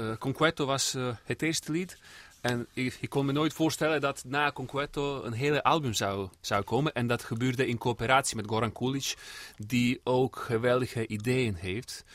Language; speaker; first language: Dutch; non-native, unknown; Serbian